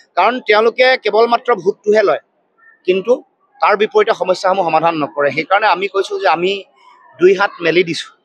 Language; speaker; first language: Assamese; native; Assamese